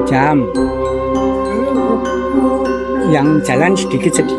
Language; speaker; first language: Indonesian; non-native, local second language; Javanese